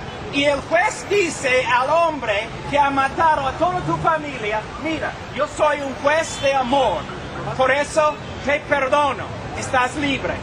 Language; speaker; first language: Spanish; non-native, fluent; English